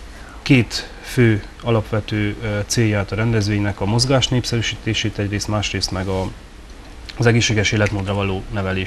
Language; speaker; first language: Hungarian; native; Hungarian